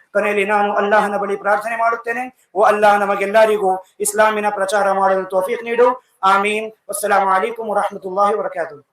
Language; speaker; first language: Kannada; non-native, local second language; Urdu